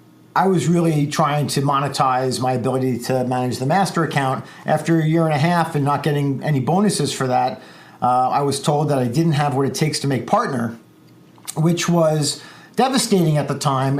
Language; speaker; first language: English; native; English